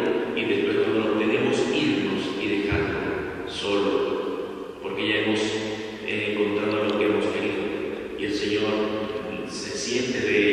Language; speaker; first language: Spanish; native; Spanish